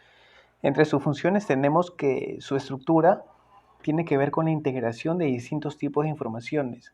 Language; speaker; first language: Spanish; native; Spanish